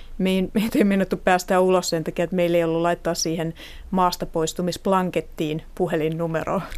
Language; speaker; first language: Finnish; native; Finnish